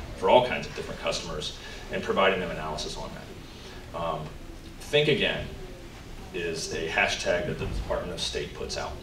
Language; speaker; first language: English; native; English